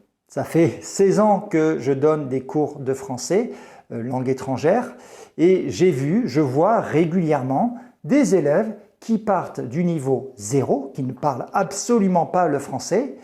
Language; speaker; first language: French; native; French